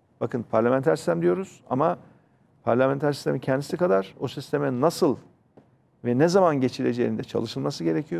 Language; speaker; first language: Turkish; native; Turkish